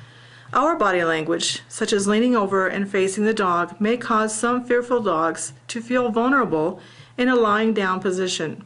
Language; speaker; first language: English; native; English